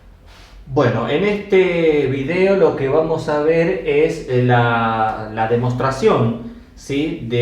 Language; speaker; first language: Spanish; native; Spanish